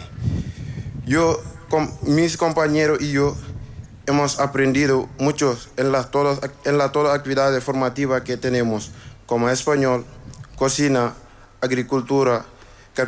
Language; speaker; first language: Spanish; non-native, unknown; Wolof